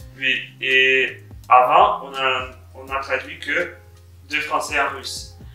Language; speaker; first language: French; non-native, fluent; Russian